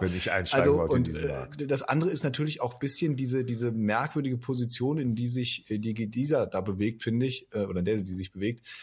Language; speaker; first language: German; native; German